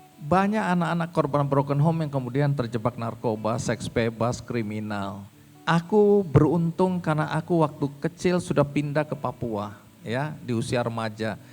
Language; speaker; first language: Indonesian; native; Indonesian